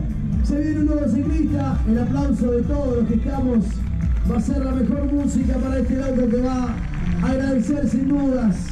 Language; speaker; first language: Spanish; native; Spanish